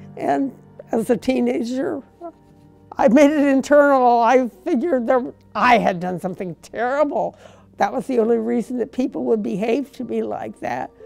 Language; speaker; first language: English; native; English